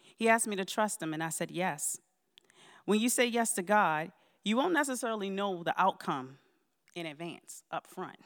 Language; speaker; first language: English; native; English